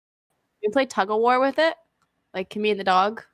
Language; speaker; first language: English; native; English